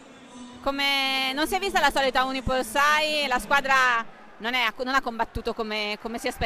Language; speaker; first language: Italian; native; Italian